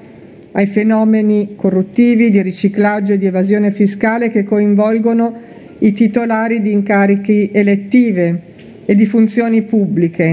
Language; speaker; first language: Italian; native; Italian